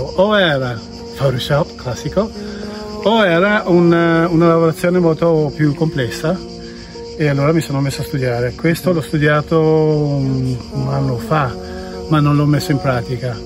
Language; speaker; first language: Italian; non-native, fluent; English